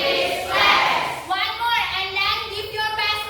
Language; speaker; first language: English; non-native, learner; Indonesian